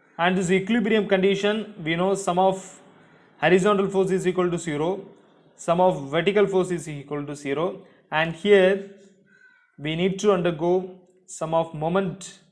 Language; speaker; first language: English; non-native, local second language; Tamil